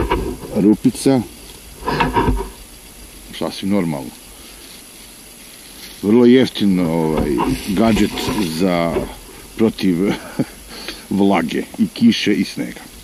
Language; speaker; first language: Serbian; native; Serbian